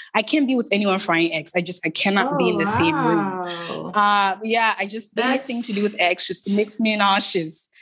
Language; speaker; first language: English; early bilingual, other home language; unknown